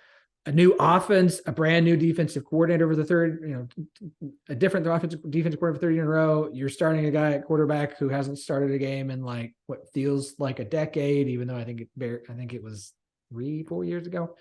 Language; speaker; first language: English; native; English